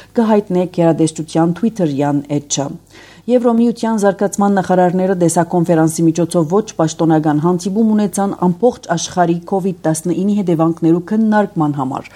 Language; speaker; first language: Armenian; native; Armenian